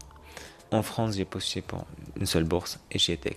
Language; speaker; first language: French; non-native, fluent; Arabic